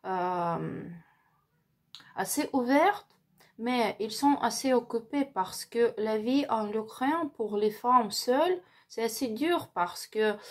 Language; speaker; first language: French; non-native, learner; Ukrainian